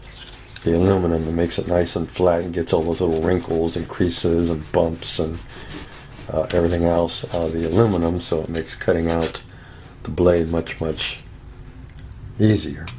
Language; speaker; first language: English; native; English